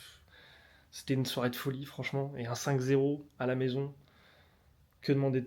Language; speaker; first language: French; native; French